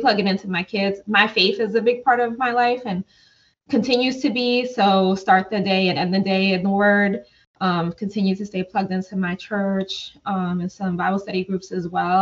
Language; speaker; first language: English; native; English